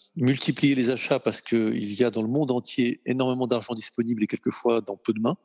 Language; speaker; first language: French; non-native, fluent; Ukrainian